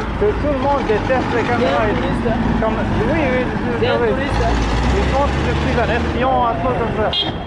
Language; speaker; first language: French; non-native, learner; English